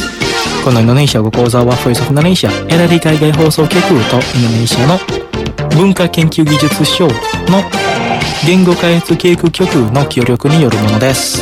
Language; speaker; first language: Japanese; non-native, fluent; Indonesian